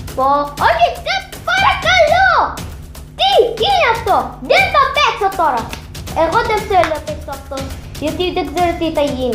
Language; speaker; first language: Greek; non-native, learner; Arabic